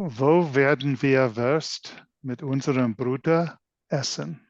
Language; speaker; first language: German; non-native, learner; English